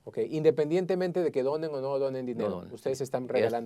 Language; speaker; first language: Spanish; native; Spanish